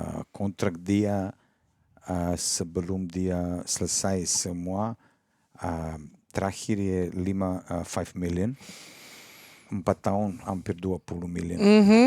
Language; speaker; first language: Indonesian; non-native, fluent; Serbian